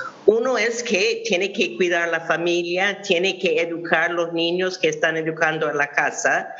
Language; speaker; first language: Spanish; non-native, fluent; English